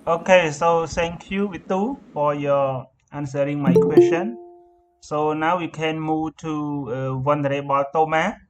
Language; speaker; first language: English; non-native, learner; Khmer